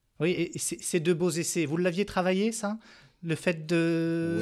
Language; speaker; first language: French; native; French